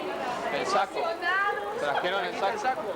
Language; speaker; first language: Spanish; non-native, learner; Portuguese